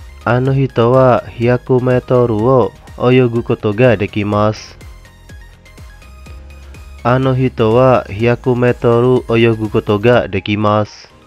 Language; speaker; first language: Japanese; non-native, fluent; Indonesian